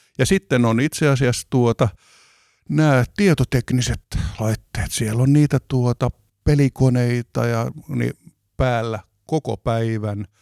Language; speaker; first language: Finnish; native; Finnish